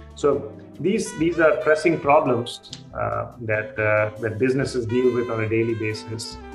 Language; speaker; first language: English; non-native, local second language; Hindi